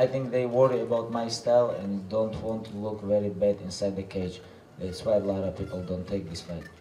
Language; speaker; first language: English; non-native, learner; Russian